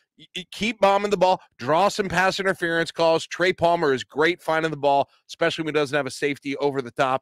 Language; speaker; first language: English; native; English